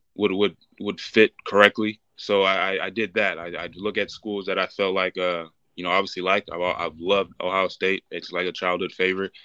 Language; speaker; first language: English; native; English